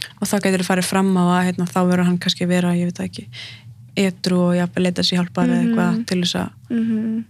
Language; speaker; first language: Icelandic; native; Icelandic